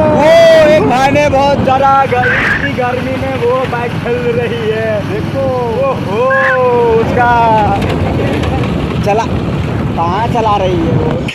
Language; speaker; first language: Hindi; non-native, local second language; Assamese